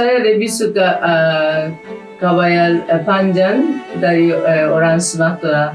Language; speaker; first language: Indonesian; non-native, fluent; Japanese